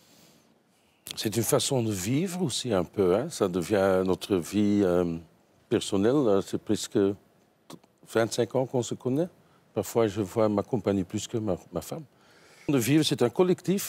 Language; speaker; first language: French; non-native, local second language; Dutch